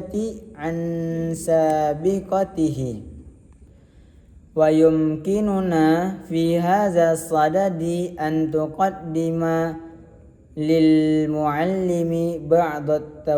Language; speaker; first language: Arabic; non-native, learner; Indonesian